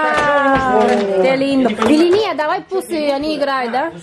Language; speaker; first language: Russian; non-native, learner; Spanish